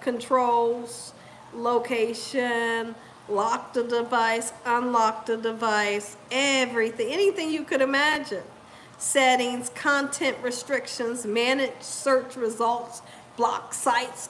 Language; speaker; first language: English; native; English